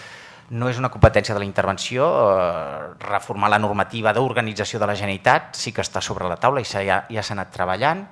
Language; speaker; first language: Catalan; native; Catalan